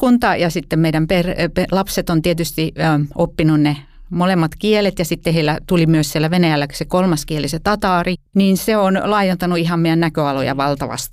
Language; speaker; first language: Finnish; native; Finnish